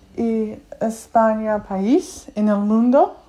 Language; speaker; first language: Spanish; non-native, learner; English